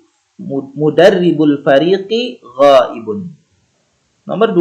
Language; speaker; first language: Arabic; non-native, fluent; Indonesian